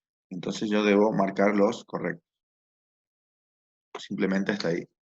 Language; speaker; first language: Spanish; native; Spanish